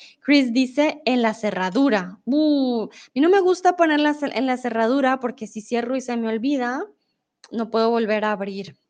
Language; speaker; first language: Spanish; native; Spanish